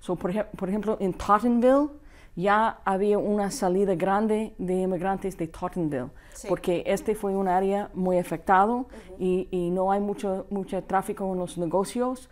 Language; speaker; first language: Spanish; non-native, fluent; English